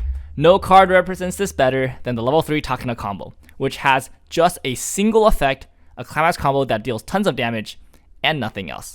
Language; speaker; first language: English; native; English